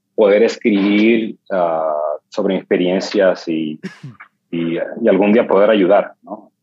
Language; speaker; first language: Spanish; native; Spanish